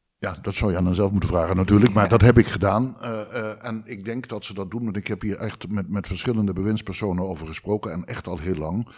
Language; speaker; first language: Dutch; native; Dutch